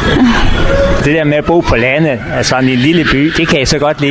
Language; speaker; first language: Danish; native; Danish